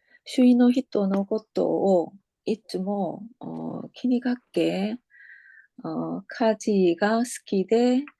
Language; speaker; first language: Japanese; non-native, learner; Korean